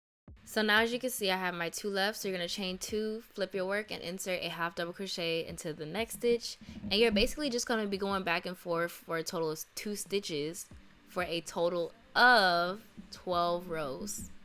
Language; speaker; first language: English; native; English